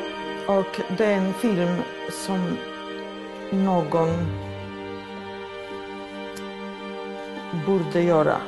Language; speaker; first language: Swedish; non-native, fluent; Polish